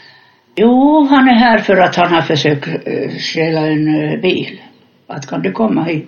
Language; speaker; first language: Swedish; non-native, fluent; Finnish